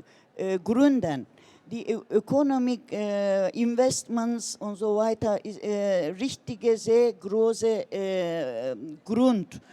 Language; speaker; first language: German; non-native, learner; Turkish